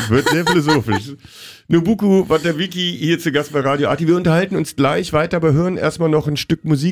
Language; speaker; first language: German; native; German